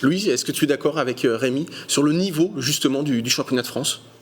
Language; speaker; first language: French; native; French